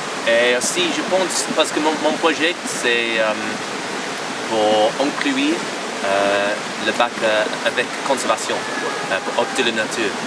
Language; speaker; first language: French; non-native, learner; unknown